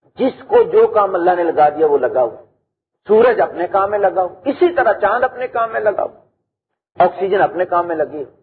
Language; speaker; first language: Urdu; non-native, local second language; Punjabi